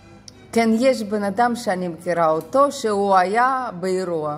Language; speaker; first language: Hebrew; non-native, fluent; Russian